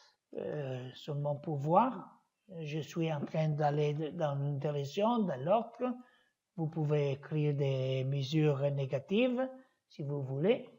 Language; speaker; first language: French; non-native, learner; Italian